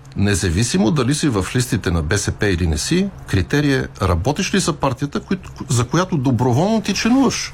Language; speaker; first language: Bulgarian; native; Bulgarian